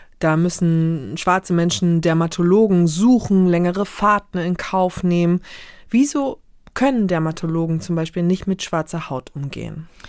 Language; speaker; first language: German; native; German